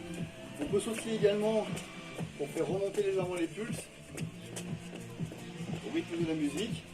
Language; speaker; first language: French; native; French